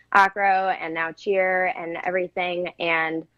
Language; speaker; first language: English; native; English